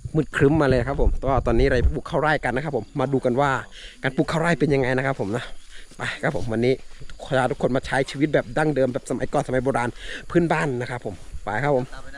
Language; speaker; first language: Thai; non-native, local second language; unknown